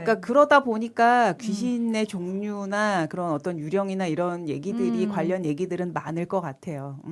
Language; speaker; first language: Korean; native; Korean